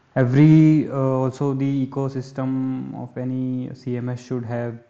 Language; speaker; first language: English; non-native, local second language; Hindi